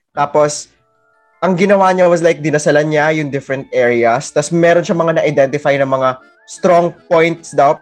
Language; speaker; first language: Filipino; native; Filipino